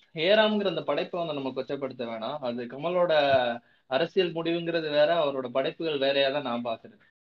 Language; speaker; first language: Tamil; native; Tamil